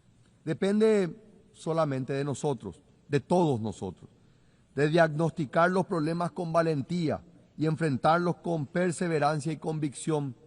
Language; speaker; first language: Spanish; native; Spanish